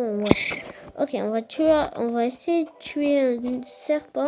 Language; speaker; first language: French; non-native, fluent; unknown